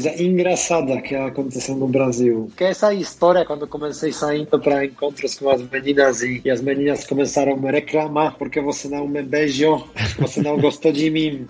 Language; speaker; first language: Portuguese; non-native, fluent; Polish